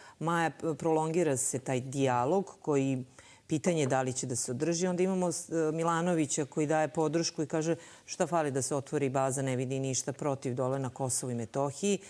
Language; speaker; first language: Bosnian; native; Bosnian